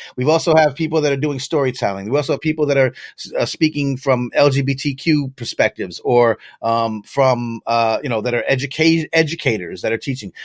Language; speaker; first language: English; native; English